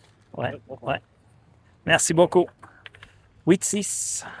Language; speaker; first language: French; non-native, learner; English